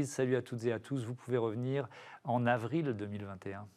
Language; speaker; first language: French; native; French